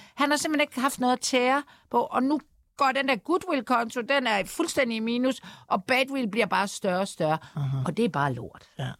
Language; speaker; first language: Danish; native; Danish